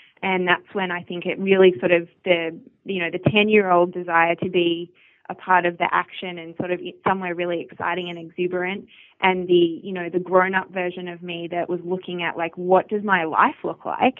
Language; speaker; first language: English; native; English